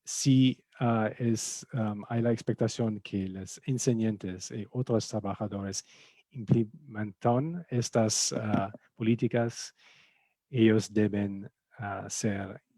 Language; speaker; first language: Spanish; non-native, fluent; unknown